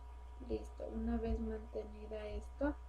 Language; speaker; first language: Spanish; native; Spanish